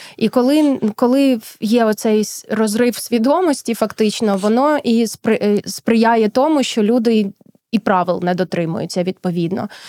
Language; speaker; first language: Ukrainian; early bilingual, heritage; Ukrainian